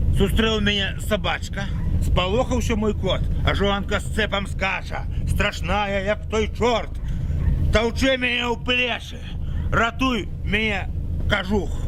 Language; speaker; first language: Belarusian; native; Belarusian